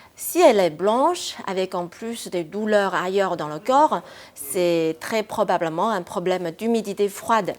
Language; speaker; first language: French; non-native, fluent; Chinese